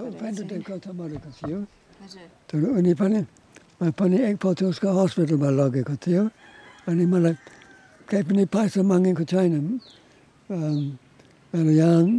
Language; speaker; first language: Nepali; non-native, learner; English